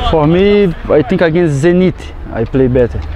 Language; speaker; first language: English; non-native, learner; Portuguese